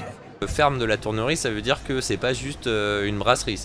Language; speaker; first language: French; native; French